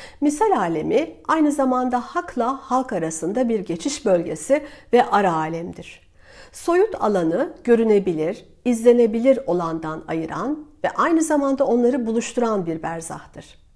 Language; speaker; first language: Turkish; native; Turkish